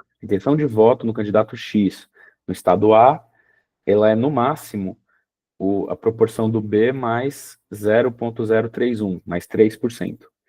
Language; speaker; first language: Portuguese; native; Portuguese